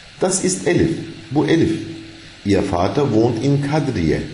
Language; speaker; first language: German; non-native, fluent; Turkish